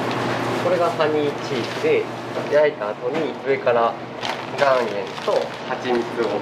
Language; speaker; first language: Japanese; native; Japanese